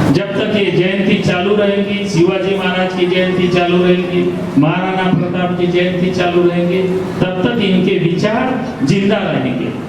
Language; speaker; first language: Hindi; non-native, local second language; Marathi